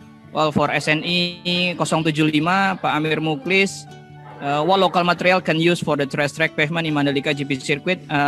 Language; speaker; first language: English; non-native, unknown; Indonesian